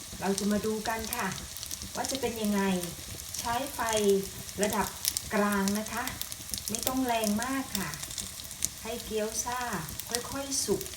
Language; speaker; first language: Thai; native; Thai